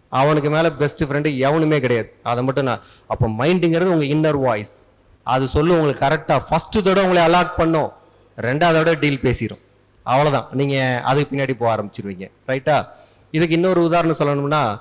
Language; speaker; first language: Tamil; native; Tamil